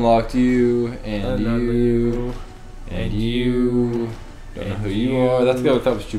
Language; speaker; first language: English; native; English